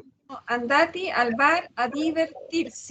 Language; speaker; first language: Italian; non-native, learner; Spanish